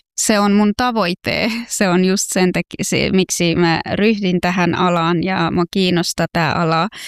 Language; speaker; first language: Finnish; non-native, fluent; Persian